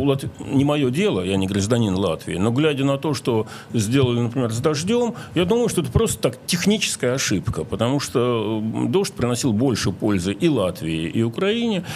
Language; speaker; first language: Russian; native; Russian